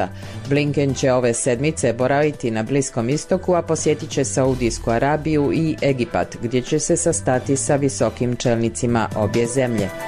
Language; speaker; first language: Croatian; native; Croatian